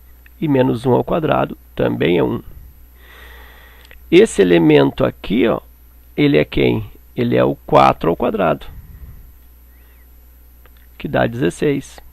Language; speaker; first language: Portuguese; native; Portuguese